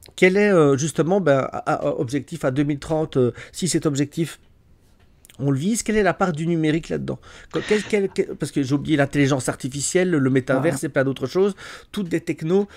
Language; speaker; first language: French; native; French